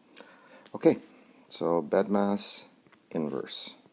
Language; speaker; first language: English; native; English